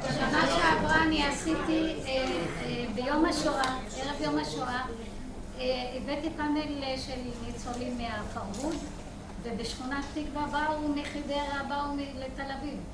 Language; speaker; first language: Hebrew; native; Hebrew